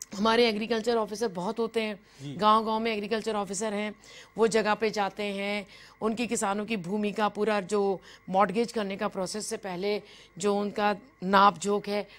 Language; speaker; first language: Hindi; native; Hindi